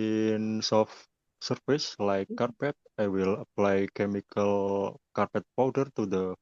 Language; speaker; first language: English; non-native, learner; Indonesian